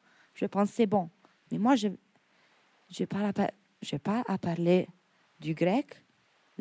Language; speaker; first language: French; non-native, fluent; Italian